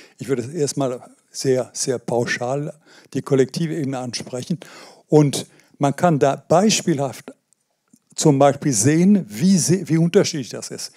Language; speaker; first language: German; non-native, fluent; French